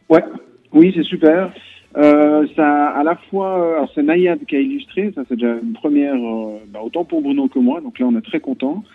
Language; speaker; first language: French; native; French